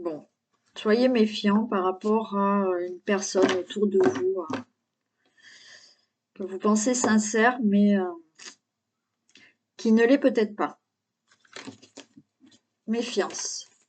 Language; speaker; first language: French; native; French